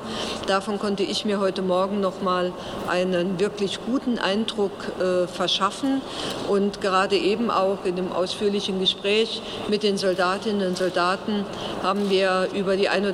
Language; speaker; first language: German; native; German